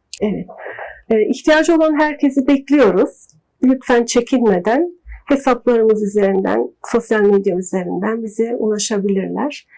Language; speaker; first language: Turkish; early bilingual, heritage; Turkish